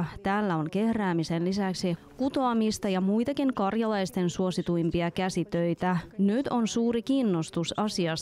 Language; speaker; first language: Finnish; non-native, local second language; Russian